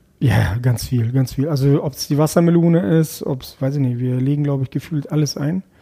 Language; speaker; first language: German; early bilingual, other home language; Russian